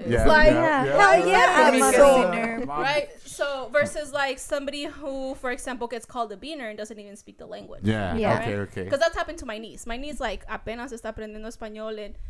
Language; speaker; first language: English; early bilingual, other home language; Spanish